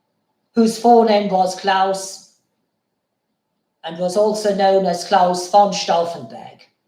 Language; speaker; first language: German; non-native, fluent; Bangla